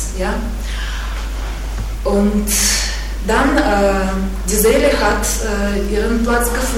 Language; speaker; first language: German; non-native, fluent; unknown